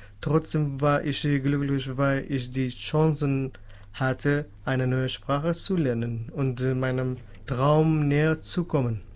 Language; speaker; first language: German; non-native, fluent; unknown